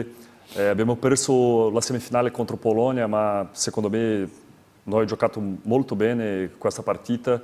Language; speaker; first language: Italian; non-native, learner; Portuguese